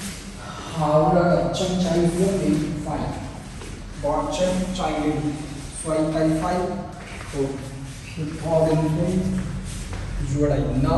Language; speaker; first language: Vietnamese; non-native, learner; Hindi